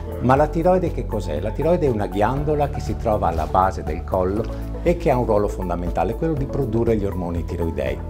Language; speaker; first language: Italian; native; Italian